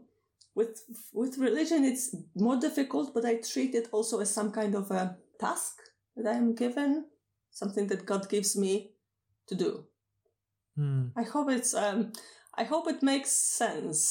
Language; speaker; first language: English; non-native, fluent; Polish